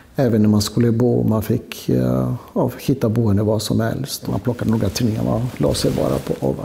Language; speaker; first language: Swedish; non-native, fluent; Greek